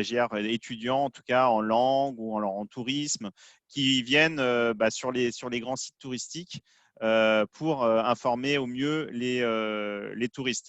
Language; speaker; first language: French; native; French